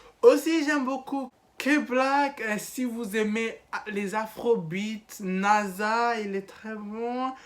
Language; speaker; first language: French; non-native, learner; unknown